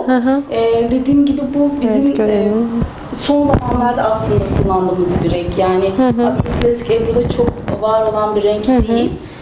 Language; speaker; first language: Turkish; native; Turkish